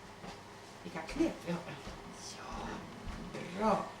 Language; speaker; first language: Swedish; early bilingual, other home language; Estonian